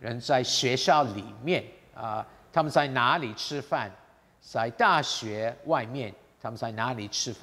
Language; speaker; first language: Chinese; non-native, fluent; English